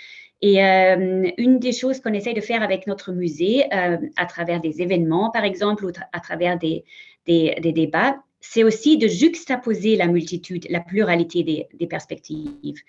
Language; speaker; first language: French; non-native, fluent; German